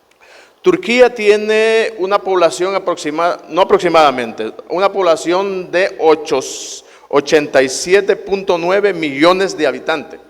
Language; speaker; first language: Spanish; native; Spanish